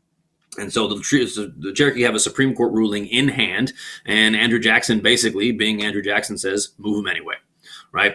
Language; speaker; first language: English; native; English